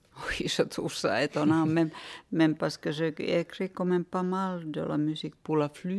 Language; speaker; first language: French; non-native, fluent; Finnish